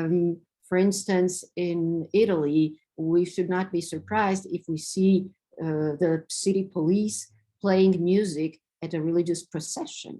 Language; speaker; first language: English; non-native, fluent; Romanian